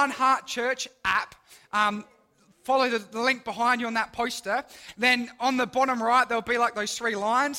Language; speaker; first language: English; native; English